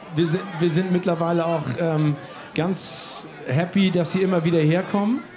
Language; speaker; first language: German; native; German